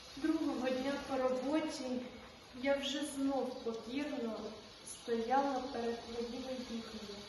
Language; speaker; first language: Ukrainian; native; Ukrainian